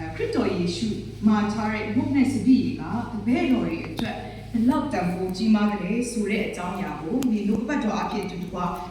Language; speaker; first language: Burmese; non-native, local second language; Kachin